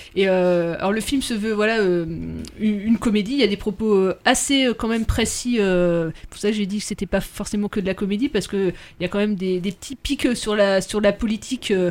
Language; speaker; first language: French; native; French